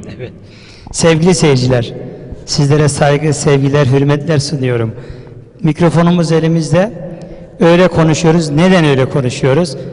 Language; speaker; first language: Turkish; native; Turkish